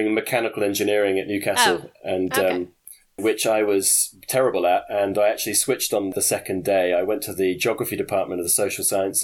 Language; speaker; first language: English; native; English